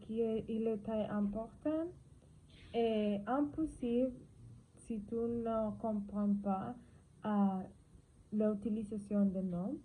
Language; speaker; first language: French; non-native, learner; Spanish